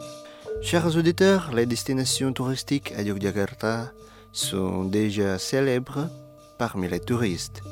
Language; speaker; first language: French; non-native, fluent; Indonesian